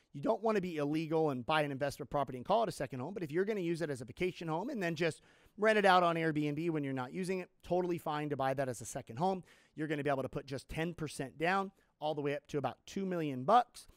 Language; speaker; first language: English; native; English